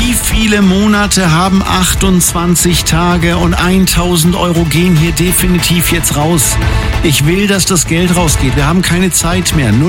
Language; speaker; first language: German; native; German